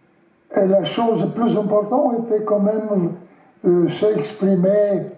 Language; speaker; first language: French; non-native, learner; Russian